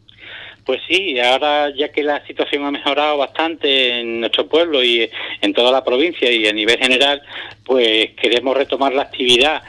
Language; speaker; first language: Spanish; native; Spanish